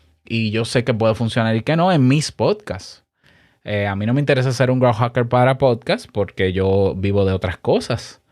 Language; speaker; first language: Spanish; native; Spanish